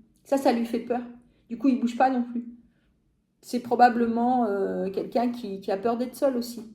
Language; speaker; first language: French; native; French